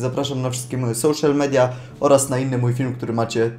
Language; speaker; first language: Polish; native; Polish